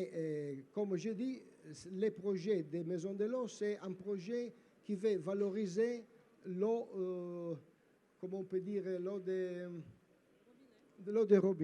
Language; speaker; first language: French; non-native, learner; Italian